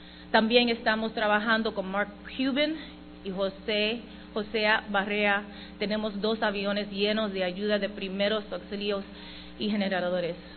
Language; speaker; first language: Spanish; early bilingual, heritage; Spanish